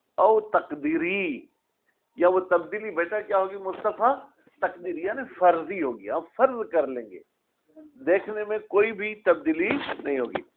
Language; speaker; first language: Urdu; non-native, local second language; Sindhi